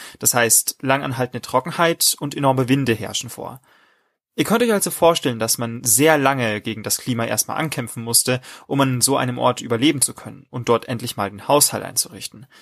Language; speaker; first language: German; native; German